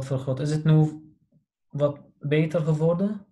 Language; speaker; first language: Dutch; non-native, fluent; Arabic